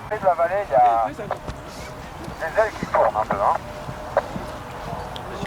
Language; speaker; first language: French; native; French